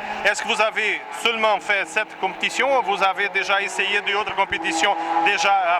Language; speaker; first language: French; non-native, learner; Portuguese